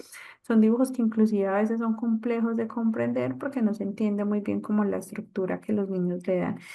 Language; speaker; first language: Spanish; native; Spanish